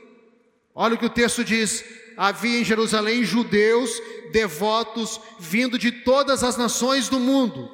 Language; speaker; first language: Portuguese; native; Portuguese